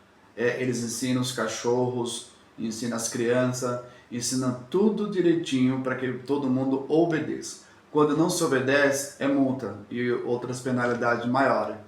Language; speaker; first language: Portuguese; native; Portuguese